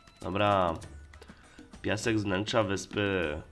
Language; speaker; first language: Polish; native; Polish